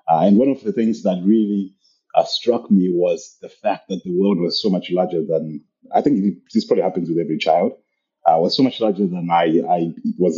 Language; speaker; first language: English; non-native, local second language; Shona